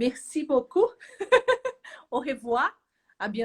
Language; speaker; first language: French; non-native, learner; Portuguese